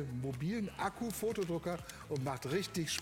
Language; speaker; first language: German; native; German